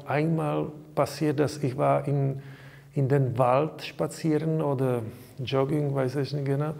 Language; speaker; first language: German; non-native, learner; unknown